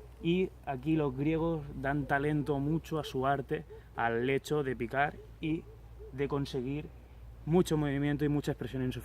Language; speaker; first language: Spanish; native; Spanish